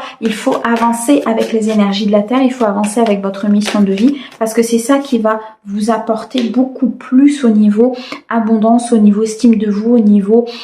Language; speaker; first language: French; native; French